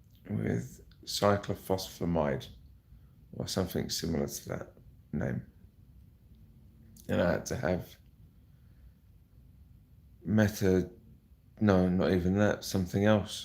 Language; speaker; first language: English; native; English